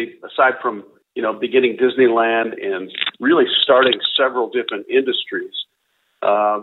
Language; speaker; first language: English; native; English